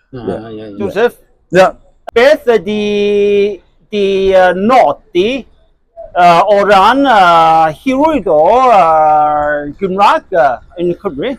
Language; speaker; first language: Welsh; non-native, learner; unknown